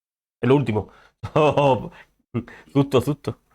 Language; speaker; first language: Spanish; native; Spanish